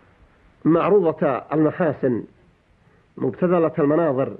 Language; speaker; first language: Arabic; native; Arabic